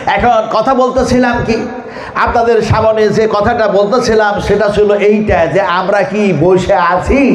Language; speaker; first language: Bangla; non-native, local second language; Urdu